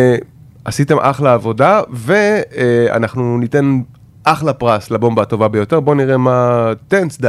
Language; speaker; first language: Hebrew; native; Hebrew